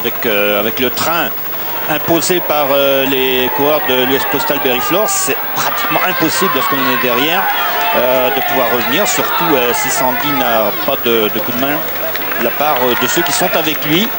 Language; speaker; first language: French; native; French